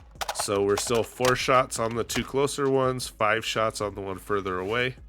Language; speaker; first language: English; native; English